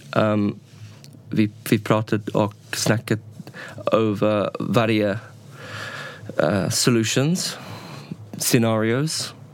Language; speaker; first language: Swedish; non-native, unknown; English